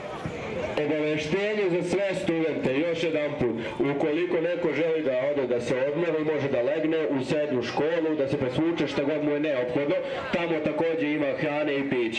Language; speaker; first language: Bosnian; native; Bosnian